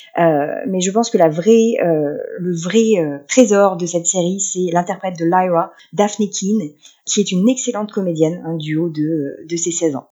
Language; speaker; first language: French; native; French